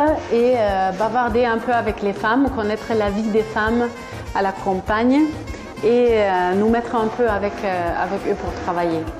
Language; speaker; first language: French; non-native, fluent; German